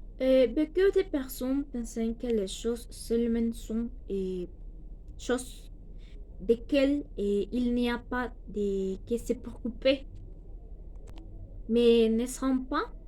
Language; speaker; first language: French; non-native, learner; Spanish